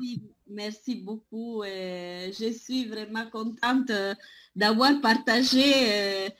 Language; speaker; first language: French; non-native, fluent; Italian